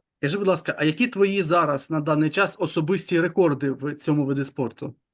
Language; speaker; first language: Ukrainian; native; Ukrainian